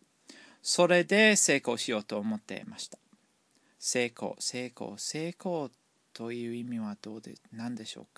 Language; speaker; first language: Japanese; non-native, fluent; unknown